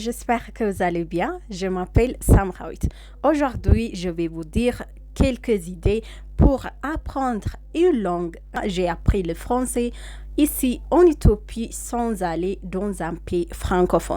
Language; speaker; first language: French; non-native, fluent; Amharic